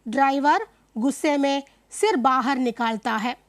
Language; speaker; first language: Hindi; non-native, local second language; Malayalam